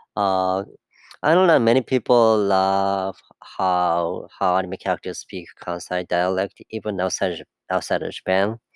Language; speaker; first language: English; non-native, fluent; Japanese